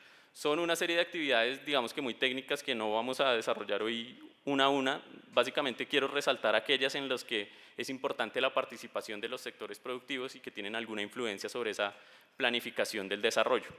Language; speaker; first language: Spanish; native; Spanish